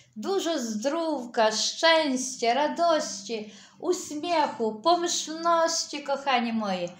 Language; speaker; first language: Polish; non-native, fluent; Ukrainian